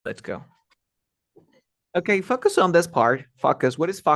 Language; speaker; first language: English; non-native, fluent; Spanish